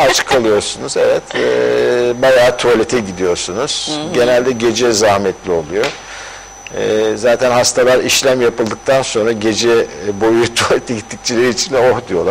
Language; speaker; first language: Turkish; native; Turkish